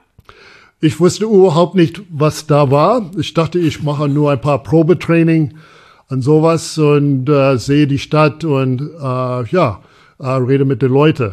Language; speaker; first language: German; non-native, fluent; English